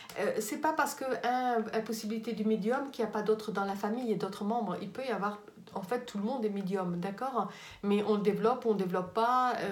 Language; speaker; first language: French; native; French